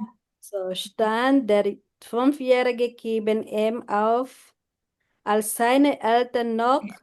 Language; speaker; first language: German; non-native, fluent; Filipino